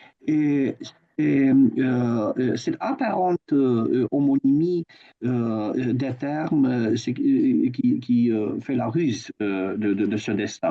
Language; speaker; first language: French; non-native, fluent; Romanian